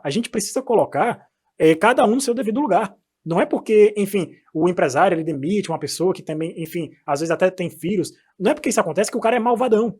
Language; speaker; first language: Portuguese; native; Portuguese